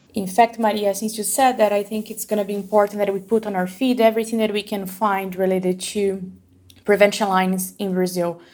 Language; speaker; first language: English; non-native, fluent; Portuguese